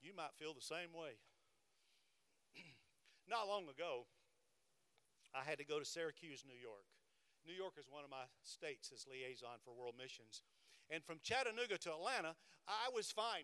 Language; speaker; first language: English; native; English